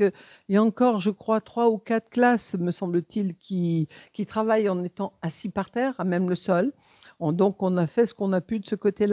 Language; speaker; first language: French; native; French